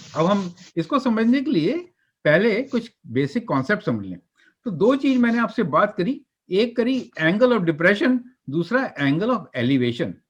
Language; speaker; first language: Hindi; native; Hindi